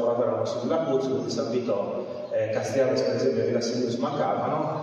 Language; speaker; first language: Italian; native; Italian